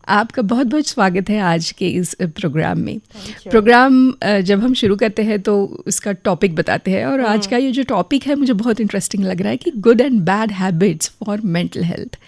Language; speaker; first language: Hindi; non-native, local second language; Marathi